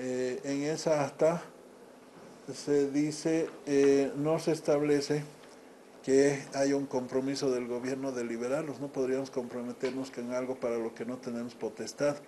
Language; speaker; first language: Spanish; native; Spanish